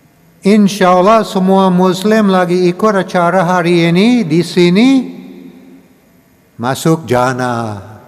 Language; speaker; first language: Indonesian; non-native, learner; English